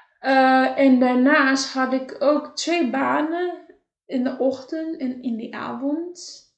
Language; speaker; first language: Dutch; non-native, fluent; Kabuverdianu